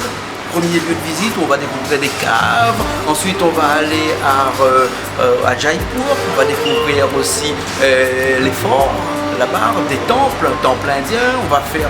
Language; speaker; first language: French; native; French